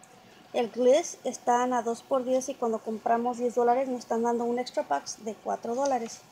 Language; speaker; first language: Spanish; native; Spanish